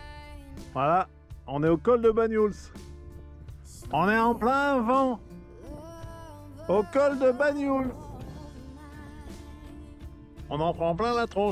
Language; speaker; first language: French; native; French